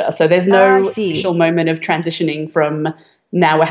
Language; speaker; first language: English; native; English